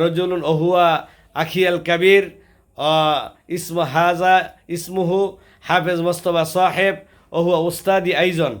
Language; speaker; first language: Arabic; non-native, learner; Bangla